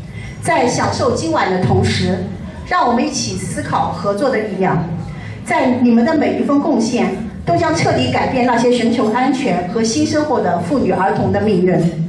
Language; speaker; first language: Chinese; native; Chinese